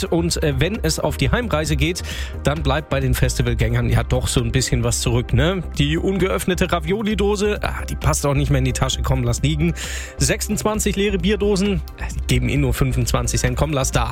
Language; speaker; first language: German; native; German